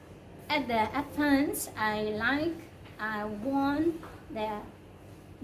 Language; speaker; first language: English; non-native, learner; Indonesian